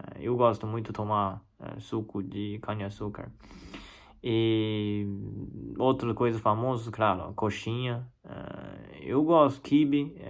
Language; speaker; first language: Portuguese; non-native, fluent; Chinese